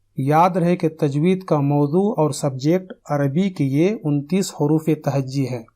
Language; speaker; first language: Urdu; native; Urdu